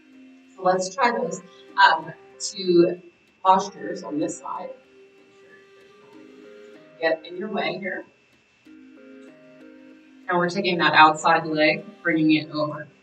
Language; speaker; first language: English; native; English